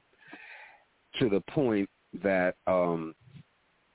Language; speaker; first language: English; native; English